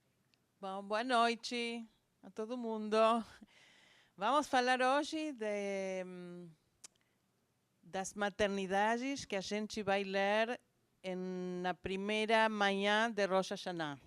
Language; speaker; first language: Portuguese; non-native, fluent; Spanish